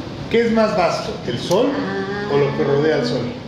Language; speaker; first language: Spanish; native; Spanish